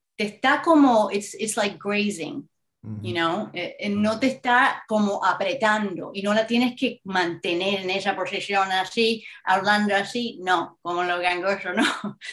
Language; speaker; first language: Spanish; native; Spanish